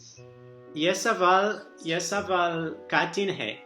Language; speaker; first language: Hindi; non-native, learner; Portuguese